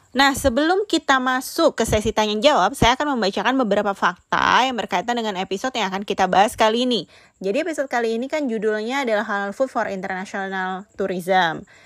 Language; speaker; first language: Indonesian; native; Indonesian